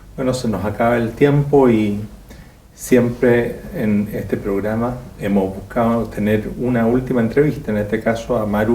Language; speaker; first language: Spanish; native; Spanish